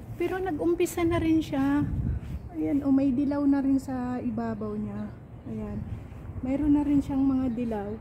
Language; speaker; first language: Filipino; native; Filipino